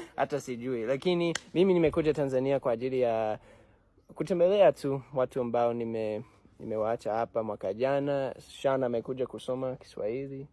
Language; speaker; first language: Swahili; non-native, fluent; English